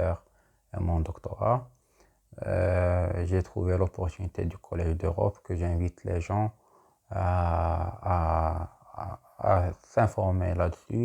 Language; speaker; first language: French; non-native, local second language; Arabic